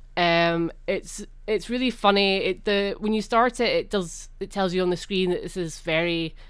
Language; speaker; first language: English; native; English